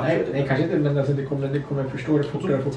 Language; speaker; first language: Swedish; early bilingual, other home language; Thai